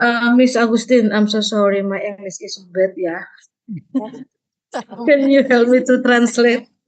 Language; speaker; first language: English; non-native, learner; Indonesian